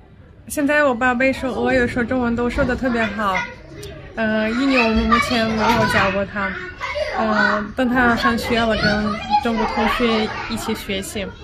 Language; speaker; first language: Chinese; non-native, fluent; Russian